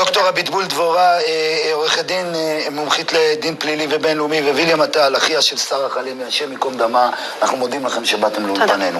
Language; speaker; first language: Hebrew; native; Hebrew